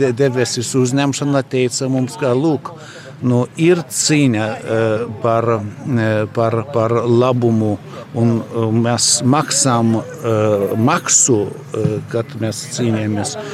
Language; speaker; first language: Latvian; non-native, learner; Lithuanian